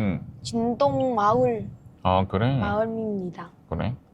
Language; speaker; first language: Korean; non-native, learner; Vietnamese